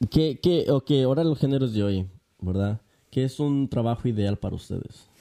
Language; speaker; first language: Spanish; early bilingual, heritage; Spanish